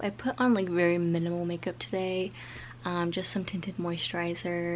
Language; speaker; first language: English; native; English